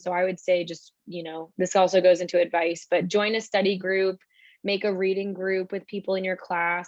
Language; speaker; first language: English; native; English